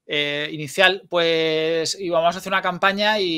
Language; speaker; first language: Spanish; native; Spanish